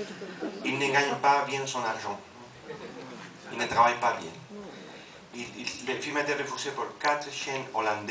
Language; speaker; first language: French; non-native, fluent; Spanish